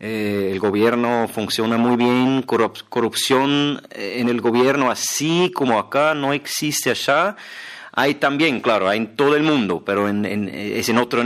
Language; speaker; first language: Spanish; non-native, fluent; German